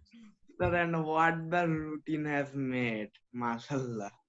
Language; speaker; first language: English; non-native, local second language; Bangla